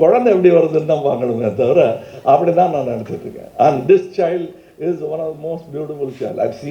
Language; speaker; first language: Tamil; native; Tamil